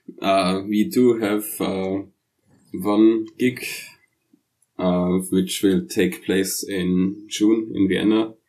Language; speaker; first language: English; non-native, fluent; German